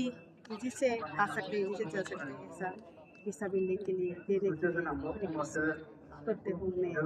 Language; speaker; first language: Hindi; non-native, learner; Kok Borok